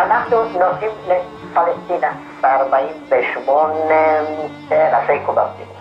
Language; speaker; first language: Hebrew; non-native, fluent; Polish